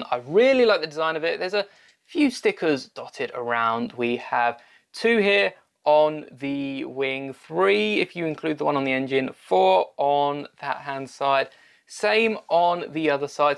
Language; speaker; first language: English; native; English